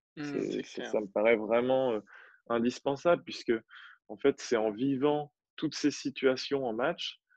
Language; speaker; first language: French; native; French